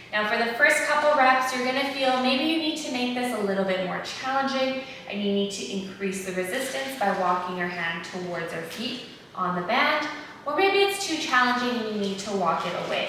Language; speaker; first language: English; native; English